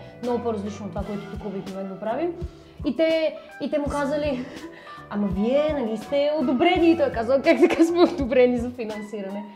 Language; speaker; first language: Bulgarian; native; Bulgarian